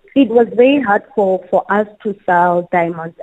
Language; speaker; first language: English; non-native, local second language; Southern Sotho